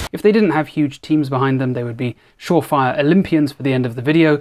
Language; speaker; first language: English; native; English